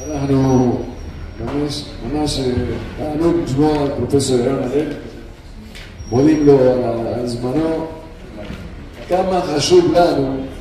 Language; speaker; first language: Hebrew; non-native, fluent; Spanish